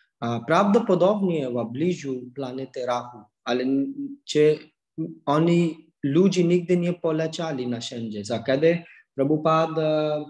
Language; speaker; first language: Polish; non-native, learner; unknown